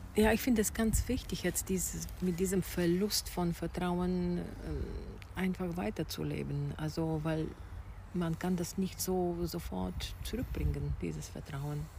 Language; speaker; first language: German; non-native, fluent; Bulgarian